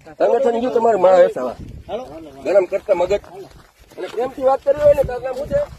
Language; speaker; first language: Gujarati; native; Gujarati